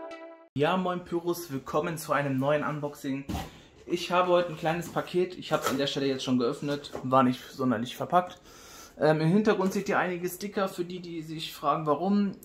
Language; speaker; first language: German; native; German